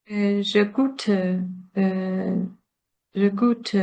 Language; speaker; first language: French; non-native, learner; Chinese